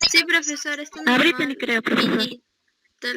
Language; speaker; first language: Spanish; native; Spanish